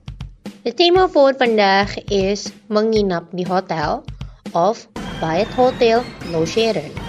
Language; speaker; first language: Dutch; non-native, learner; Indonesian